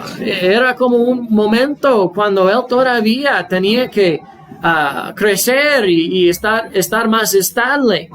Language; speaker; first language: Spanish; non-native, fluent; English